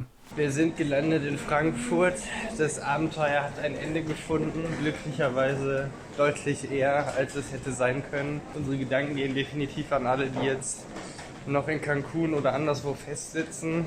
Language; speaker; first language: German; native; German